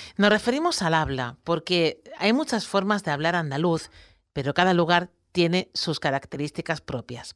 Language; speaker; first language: Spanish; native; Spanish